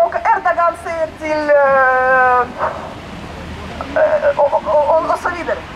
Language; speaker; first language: Swedish; non-native, learner; Russian